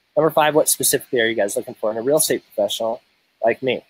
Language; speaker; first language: English; native; English